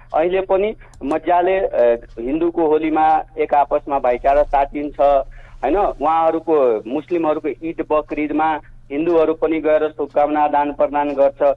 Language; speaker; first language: Nepali; non-native, local second language; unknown